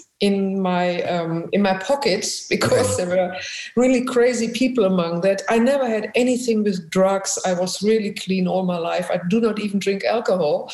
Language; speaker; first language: English; non-native, fluent; German